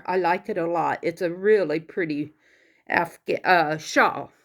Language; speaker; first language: English; native; English